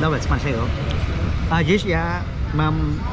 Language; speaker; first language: Polish; non-native, learner; Khmer